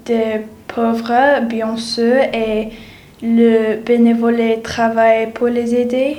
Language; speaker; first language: French; non-native, learner; English